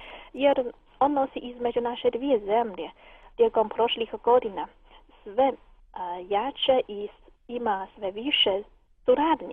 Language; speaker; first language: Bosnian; non-native, learner; Chinese